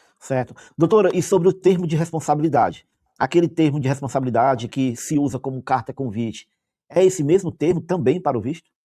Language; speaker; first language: Portuguese; native; Portuguese